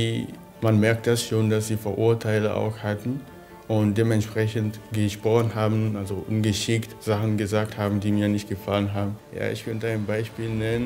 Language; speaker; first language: German; non-native, fluent; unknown